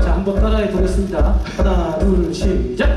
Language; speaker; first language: Korean; native; Korean